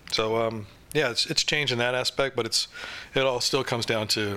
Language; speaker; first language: English; native; English